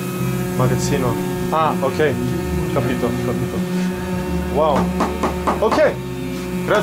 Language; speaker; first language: Italian; non-native, learner; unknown